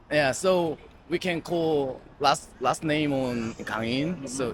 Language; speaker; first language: English; non-native, learner; Korean